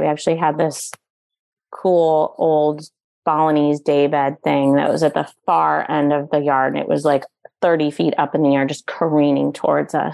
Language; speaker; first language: English; native; English